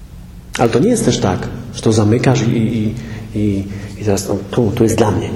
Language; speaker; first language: Polish; native; Polish